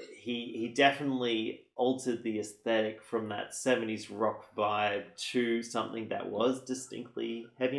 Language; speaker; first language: English; native; English